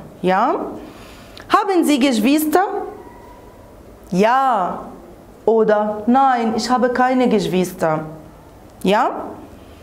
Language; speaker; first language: German; non-native, fluent; Arabic